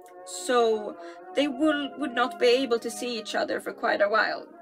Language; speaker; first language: English; non-native, fluent; Swedish